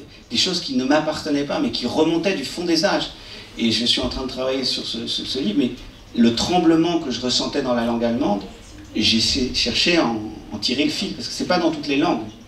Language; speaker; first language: French; native; French